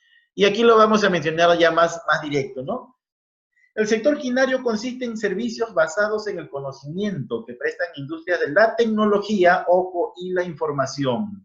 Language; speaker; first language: Spanish; native; Spanish